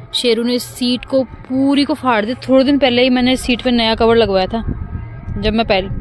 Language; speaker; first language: Hindi; non-native, local second language; Rajasthani